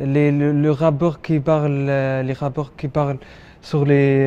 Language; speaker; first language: French; non-native, learner; Arabic